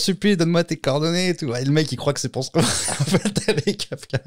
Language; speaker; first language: French; native; French